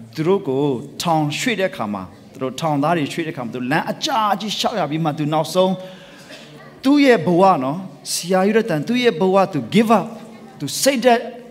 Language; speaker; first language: Burmese; non-native, local second language; Tedim Chin